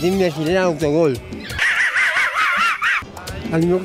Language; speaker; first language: Spanish; native; Spanish